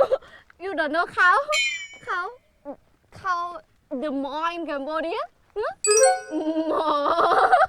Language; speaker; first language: English; non-native, learner; Khmer